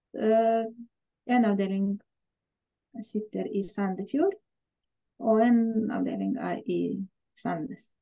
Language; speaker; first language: Norwegian; non-native, fluent; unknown